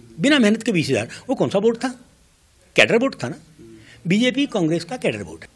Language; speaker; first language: Hindi; native; Hindi